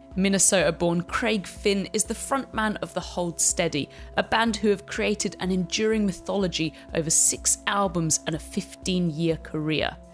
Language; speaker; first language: English; native; English